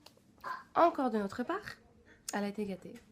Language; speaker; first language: French; native; French